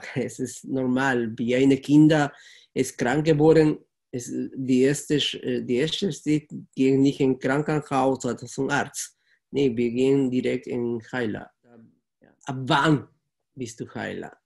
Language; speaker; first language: German; non-native, fluent; Spanish